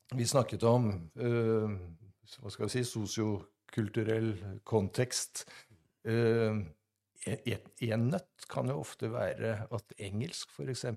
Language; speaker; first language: Norwegian; native; Norwegian